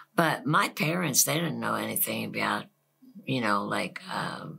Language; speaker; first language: English; native; English